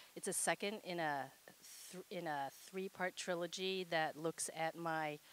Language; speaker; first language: English; native; English